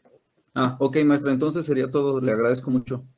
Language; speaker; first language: Spanish; native; Spanish